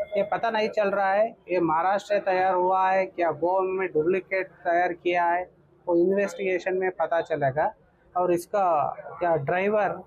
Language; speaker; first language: Hindi; non-native, local second language; Kannada